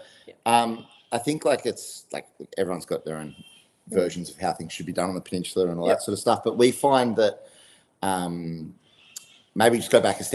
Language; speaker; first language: English; native; English